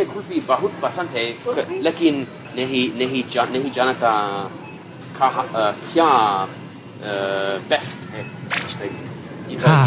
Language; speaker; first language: Hindi; non-native, learner; English